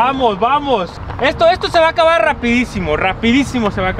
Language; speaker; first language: Spanish; native; Spanish